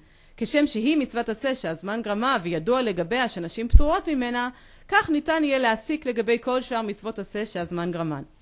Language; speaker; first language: Hebrew; native; Hebrew